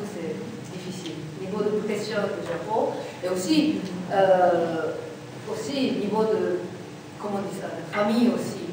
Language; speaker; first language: French; non-native, learner; Japanese